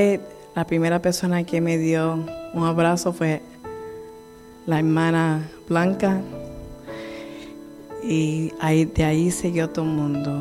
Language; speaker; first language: Spanish; early bilingual, heritage; Spanish